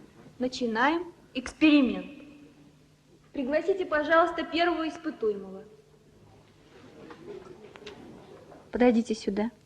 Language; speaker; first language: Russian; native; Russian